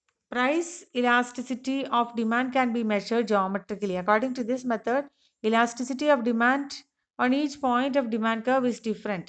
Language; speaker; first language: English; non-native, local second language; Malayalam